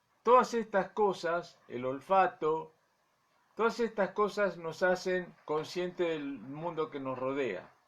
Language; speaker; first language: Spanish; native; Spanish